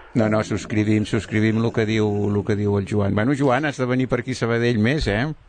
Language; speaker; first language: Catalan; native; Catalan